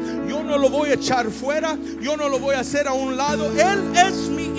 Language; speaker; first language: Spanish; early bilingual, heritage; Spanish